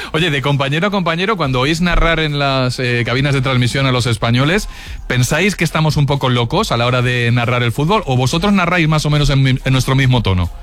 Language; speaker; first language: Spanish; native; Spanish